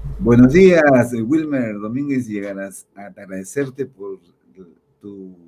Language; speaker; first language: Spanish; native; Spanish